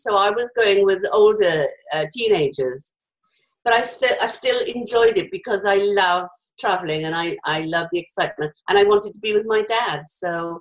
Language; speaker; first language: English; native; English